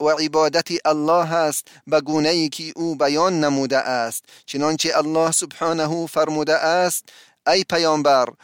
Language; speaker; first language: Persian; native; Persian